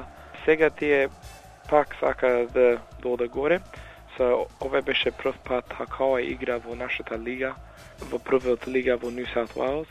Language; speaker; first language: Macedonian; early bilingual, heritage; Macedonian